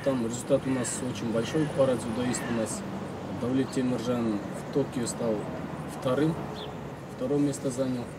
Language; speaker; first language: Russian; non-native, local second language; Kazakh